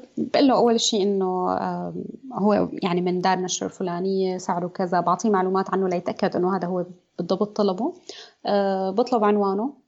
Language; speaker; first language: Arabic; native; Arabic